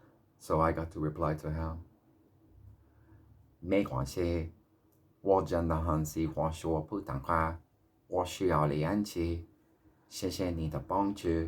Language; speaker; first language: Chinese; non-native, learner; English